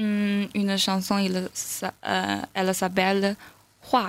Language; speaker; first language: French; non-native, learner; Chinese